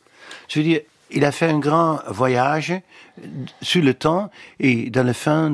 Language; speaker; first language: French; non-native, fluent; Dutch